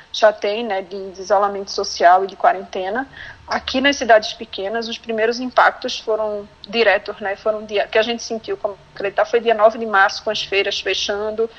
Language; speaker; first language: Portuguese; native; Portuguese